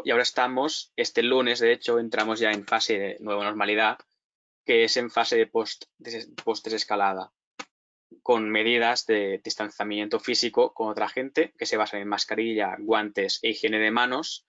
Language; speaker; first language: Spanish; native; Spanish